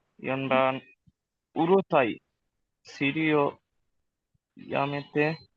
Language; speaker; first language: Japanese; non-native, learner; Bangla